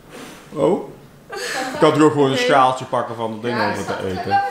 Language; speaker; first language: Dutch; native; Dutch